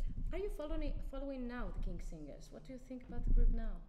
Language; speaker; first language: English; non-native, fluent; Italian